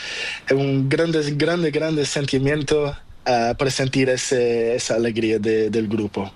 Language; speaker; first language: Spanish; non-native, learner; Portuguese